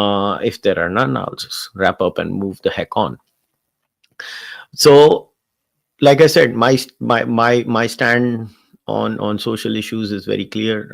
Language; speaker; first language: English; non-native, local second language; Hindi